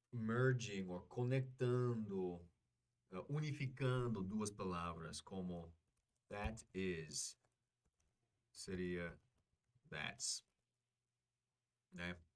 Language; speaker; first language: Portuguese; non-native, fluent; English